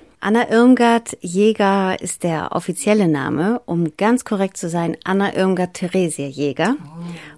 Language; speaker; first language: German; early bilingual, other home language; Greek